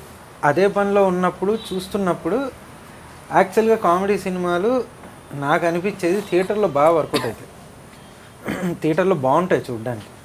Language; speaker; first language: Telugu; native; Telugu